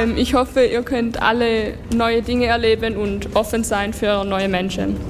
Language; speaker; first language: German; non-native, fluent; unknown